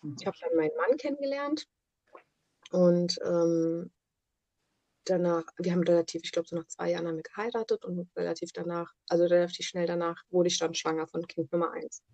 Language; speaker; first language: German; early bilingual, other home language; Italian